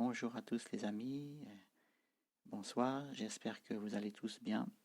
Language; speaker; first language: French; non-native, fluent; Tibetan